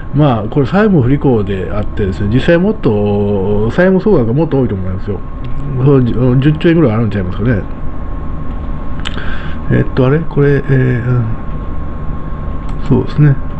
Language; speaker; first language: Japanese; native; Japanese